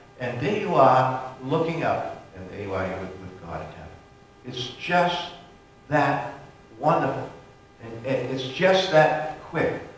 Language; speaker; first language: English; native; English